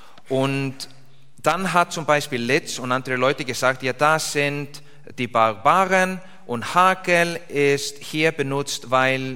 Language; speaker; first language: German; non-native, learner; Icelandic